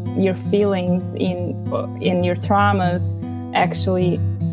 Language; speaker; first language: English; non-native, fluent; Portuguese